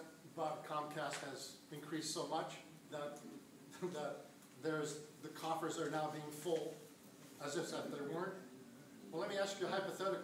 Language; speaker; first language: English; native; English